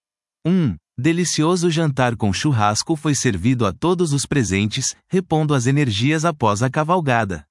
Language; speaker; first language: Portuguese; native; Portuguese